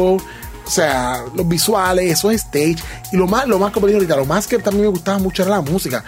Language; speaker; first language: Spanish; native; Spanish